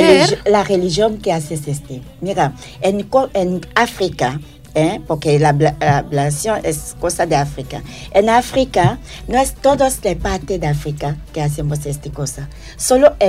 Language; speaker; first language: Spanish; non-native, learner; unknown